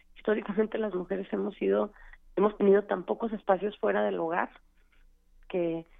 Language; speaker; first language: Spanish; native; Spanish